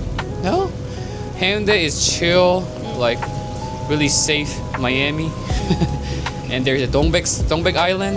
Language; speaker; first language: English; non-native, learner; Korean